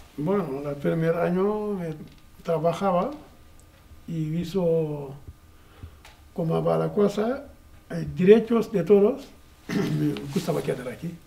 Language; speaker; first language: Spanish; non-native, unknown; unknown